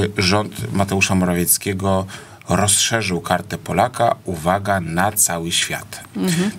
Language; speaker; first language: Polish; native; Polish